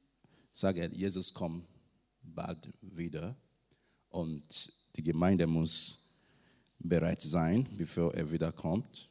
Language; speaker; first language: German; non-native, learner; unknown